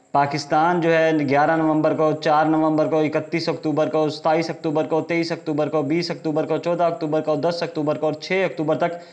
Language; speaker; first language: Urdu; native; Urdu